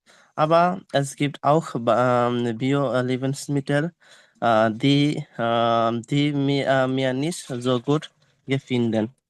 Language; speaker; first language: German; non-native, learner; Bangla